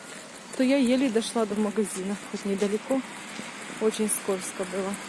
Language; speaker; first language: Russian; native; Russian